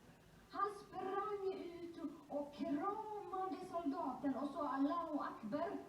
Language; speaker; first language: Swedish; non-native, fluent; Somali